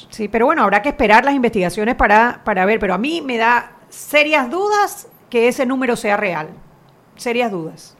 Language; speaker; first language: Spanish; native; Spanish